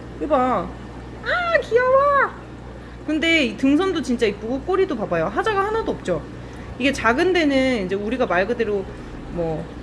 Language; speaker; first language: Korean; native; Korean